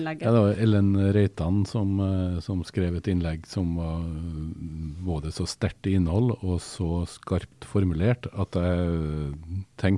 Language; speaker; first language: Norwegian; native; Norwegian